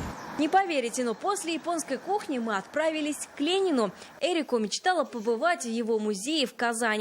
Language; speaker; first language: Russian; native; Russian